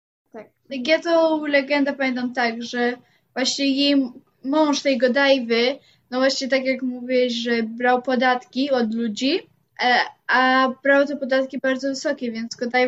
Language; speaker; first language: Polish; early bilingual, heritage; Polish